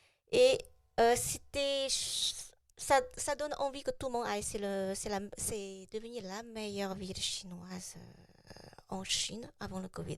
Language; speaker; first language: French; non-native, fluent; Chinese